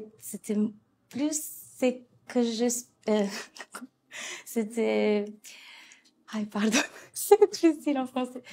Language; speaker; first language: French; non-native, fluent; Portuguese